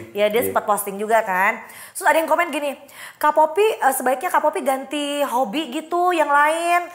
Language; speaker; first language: Indonesian; native; Indonesian